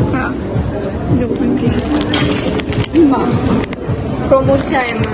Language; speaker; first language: Armenian; early bilingual, heritage; Armenian